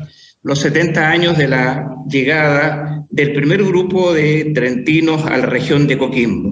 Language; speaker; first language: Spanish; native; Spanish